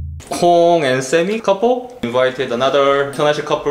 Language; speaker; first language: English; non-native, fluent; Korean